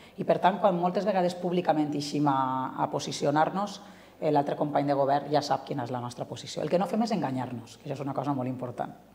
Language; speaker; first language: Catalan; native; Catalan